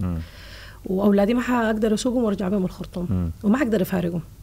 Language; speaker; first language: Arabic; native; Arabic